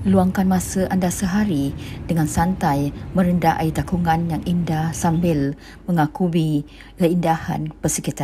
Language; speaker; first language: Malay; native; Malay